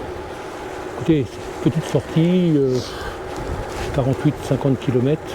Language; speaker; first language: French; native; French